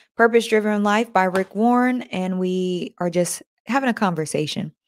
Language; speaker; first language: English; native; English